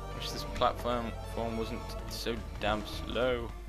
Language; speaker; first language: English; native; English